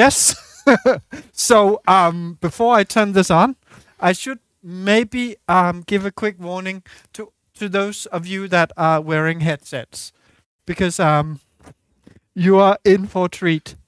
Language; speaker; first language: English; non-native, fluent; Danish